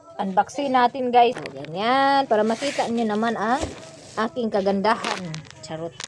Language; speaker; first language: Filipino; non-native, local second language; Cebuano